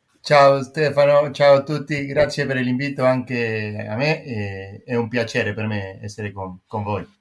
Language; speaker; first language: Italian; non-native, learner; Spanish